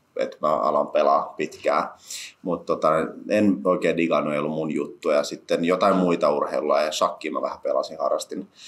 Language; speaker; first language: Finnish; early bilingual, other home language; Russian